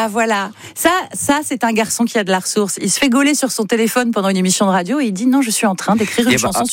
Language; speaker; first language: French; native; French